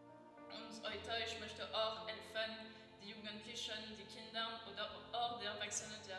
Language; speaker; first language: German; non-native, learner; French